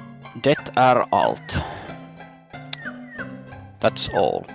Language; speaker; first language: Swedish; non-native, learner; English